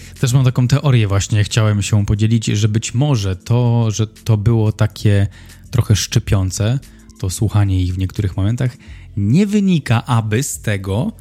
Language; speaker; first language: Polish; native; Polish